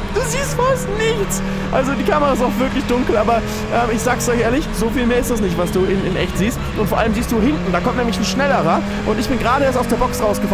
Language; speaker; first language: German; native; German